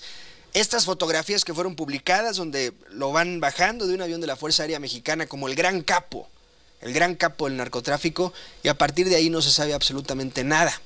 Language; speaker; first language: Spanish; native; Spanish